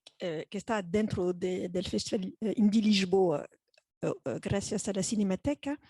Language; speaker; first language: Spanish; non-native, fluent; French